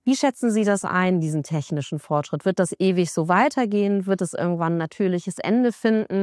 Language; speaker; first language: German; native; German